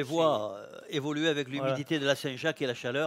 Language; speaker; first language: French; native; French